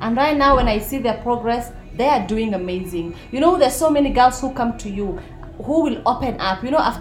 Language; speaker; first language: English; non-native, local second language; Somali